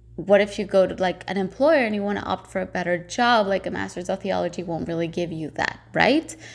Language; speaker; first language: English; non-native, fluent; Spanish